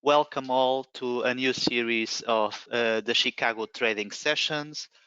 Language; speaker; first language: English; non-native, fluent; Portuguese